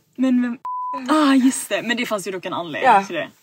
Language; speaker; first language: Swedish; native; Swedish